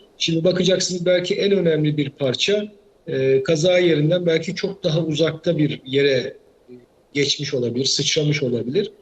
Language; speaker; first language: Turkish; native; Turkish